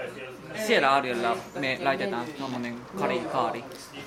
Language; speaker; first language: Finnish; non-native, learner; Japanese